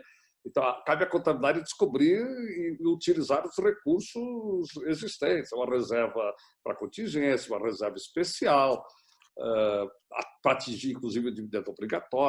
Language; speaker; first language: Portuguese; native; Portuguese